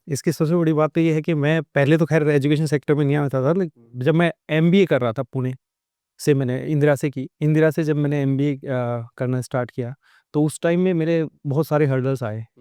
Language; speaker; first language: Hindi; native; Hindi